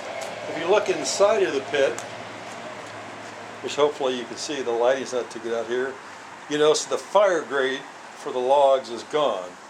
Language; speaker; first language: English; native; English